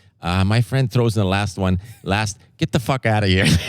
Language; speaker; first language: English; native; English